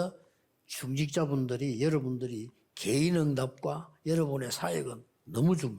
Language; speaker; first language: Korean; native; Korean